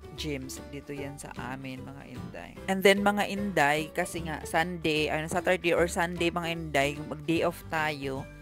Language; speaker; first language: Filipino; non-native, local second language; Cebuano